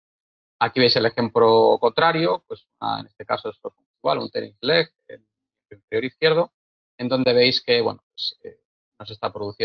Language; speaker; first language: Spanish; native; Spanish